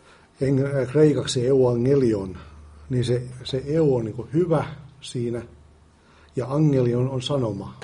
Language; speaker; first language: Finnish; native; Finnish